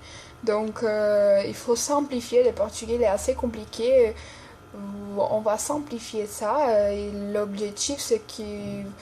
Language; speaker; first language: French; non-native, fluent; Portuguese